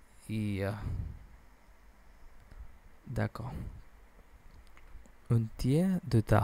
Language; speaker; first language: French; non-native, learner; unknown